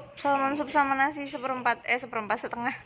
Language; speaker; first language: Indonesian; native; Indonesian